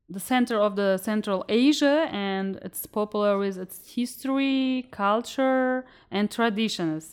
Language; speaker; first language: English; non-native, fluent; Uzbek